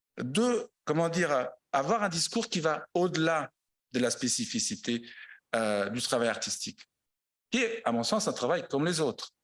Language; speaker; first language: French; non-native, fluent; Italian